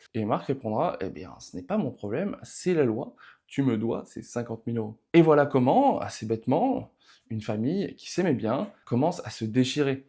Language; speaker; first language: French; native; French